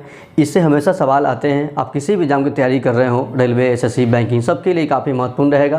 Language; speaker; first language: Hindi; native; Hindi